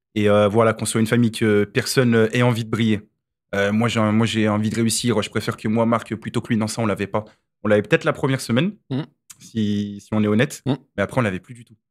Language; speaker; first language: French; native; French